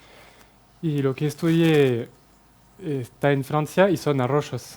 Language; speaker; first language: Spanish; non-native, fluent; French